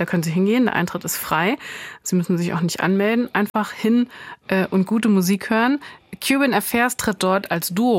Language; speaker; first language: German; native; German